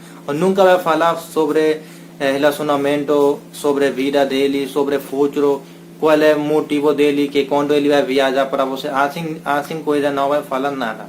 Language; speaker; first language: Portuguese; non-native, learner; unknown